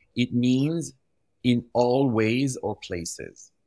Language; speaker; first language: English; early bilingual, other home language; French